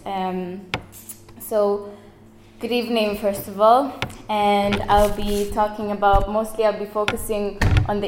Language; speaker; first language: English; non-native, local second language; Swahili